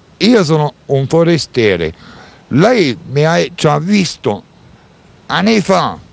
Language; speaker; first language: Italian; non-native, learner; German